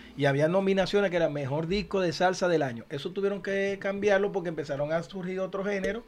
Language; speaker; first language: Spanish; native; Spanish